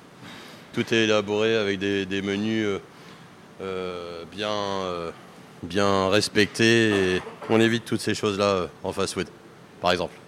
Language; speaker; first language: French; native; French